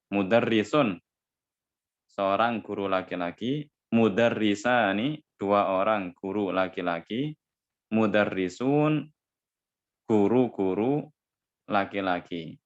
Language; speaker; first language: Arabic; non-native, fluent; Indonesian